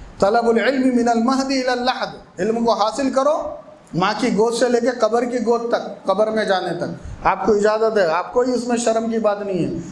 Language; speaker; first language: Urdu; native; Urdu